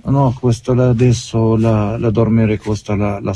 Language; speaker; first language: Italian; non-native, learner; Arabic